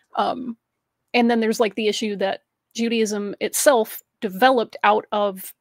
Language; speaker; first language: English; native; English